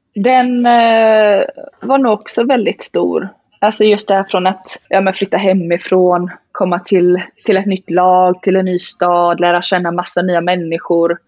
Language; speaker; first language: Swedish; native; Swedish